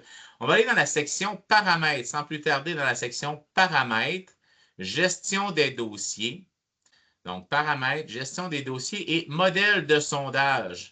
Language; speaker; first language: French; native; French